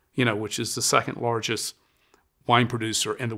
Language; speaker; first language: English; native; English